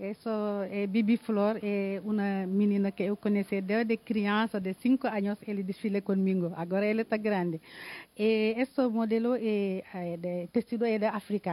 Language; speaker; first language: Portuguese; non-native, learner; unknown